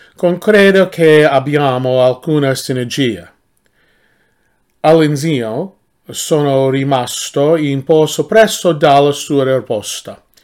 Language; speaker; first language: Italian; non-native, learner; English